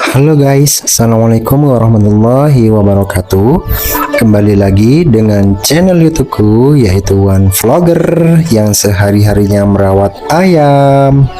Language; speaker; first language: Indonesian; non-native, local second language; Madurese